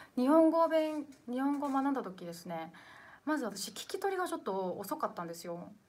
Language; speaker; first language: Japanese; non-native, fluent; Korean